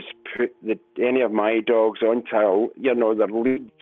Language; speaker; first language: English; native; English